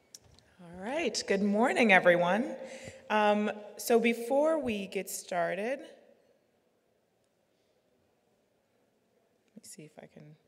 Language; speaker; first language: English; native; English